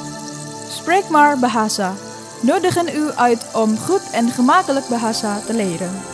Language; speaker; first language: Dutch; non-native, learner; Indonesian